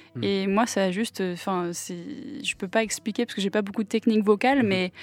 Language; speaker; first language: French; non-native, local second language; English